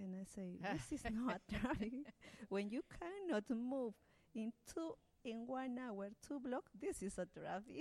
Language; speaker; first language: English; non-native, learner; Spanish